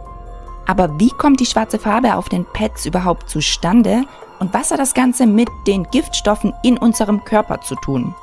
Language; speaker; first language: German; native; German